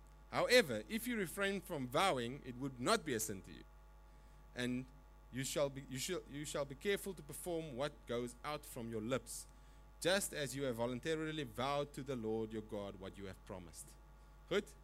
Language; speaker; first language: English; non-native, local second language; Afrikaans